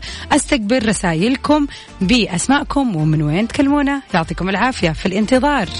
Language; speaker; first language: Arabic; native; Arabic